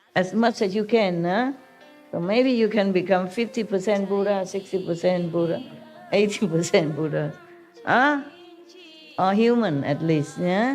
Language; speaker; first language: English; non-native, fluent; Vietnamese